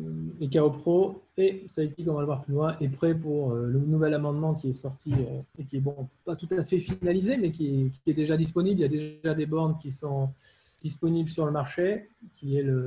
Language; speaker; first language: French; native; French